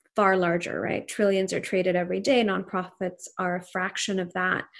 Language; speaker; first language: English; non-native, local second language; Urdu